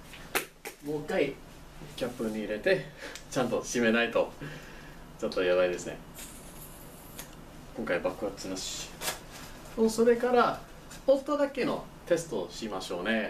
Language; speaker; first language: Japanese; non-native, learner; English